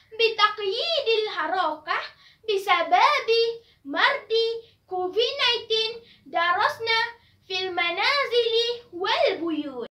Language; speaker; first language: Arabic; non-native, learner; Malay